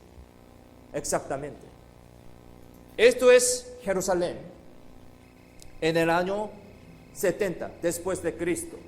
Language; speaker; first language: Spanish; non-native, fluent; Korean